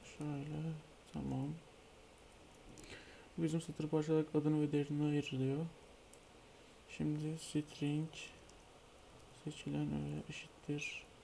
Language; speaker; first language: Turkish; native; Turkish